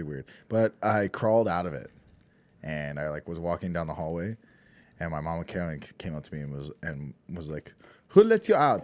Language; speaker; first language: English; native; English